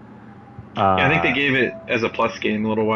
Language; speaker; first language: English; native; English